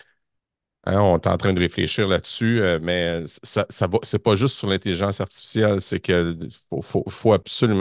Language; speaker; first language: French; native; French